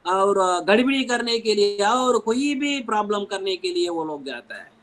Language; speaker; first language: Hindi; non-native, local second language; Telugu